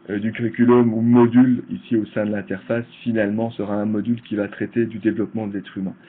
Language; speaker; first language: French; native; French